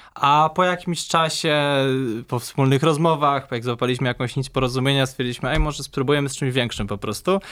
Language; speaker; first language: Polish; native; Polish